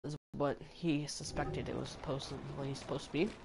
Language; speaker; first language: English; native; English